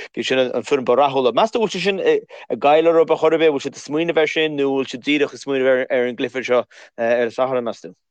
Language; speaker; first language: Irish; native; Irish